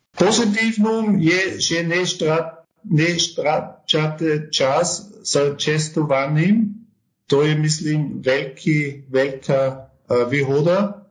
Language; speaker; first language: Slovak; non-native, learner; German